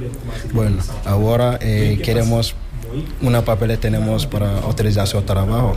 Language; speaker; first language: Spanish; non-native, learner; Wolof